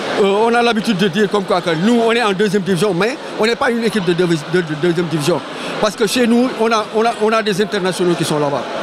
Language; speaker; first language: French; non-native, local second language; Wolof